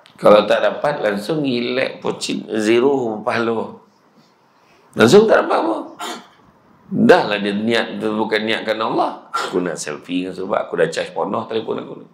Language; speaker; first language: Malay; native; Malay